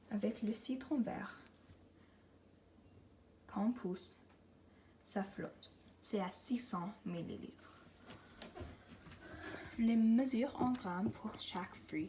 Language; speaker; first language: French; non-native, local second language; English